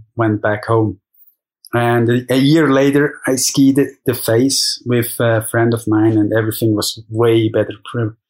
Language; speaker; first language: English; non-native, fluent; German